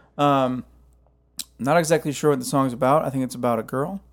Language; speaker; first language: English; native; English